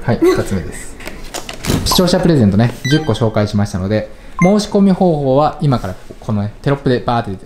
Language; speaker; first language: Japanese; native; Japanese